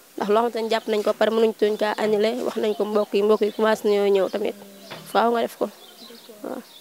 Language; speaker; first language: Wolof; native; Wolof